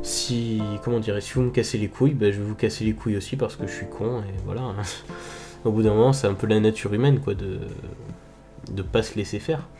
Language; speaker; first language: French; native; French